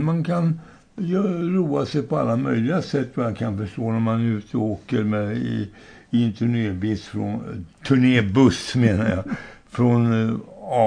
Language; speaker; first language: Swedish; native; Swedish